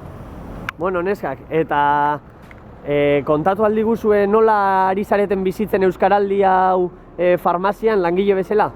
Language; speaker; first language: Basque; native; Basque